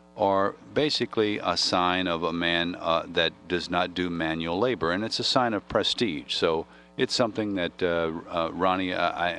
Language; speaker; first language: English; native; English